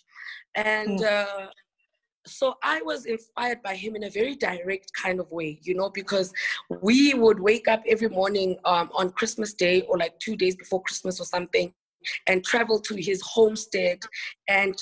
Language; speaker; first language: English; non-native, local second language; Xhosa